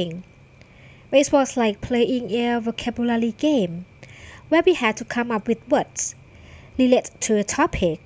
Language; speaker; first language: English; non-native, fluent; Thai